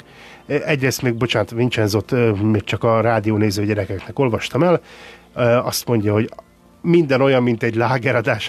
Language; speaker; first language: Hungarian; native; Hungarian